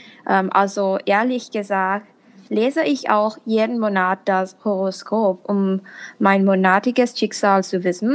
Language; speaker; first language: German; non-native, fluent; Thai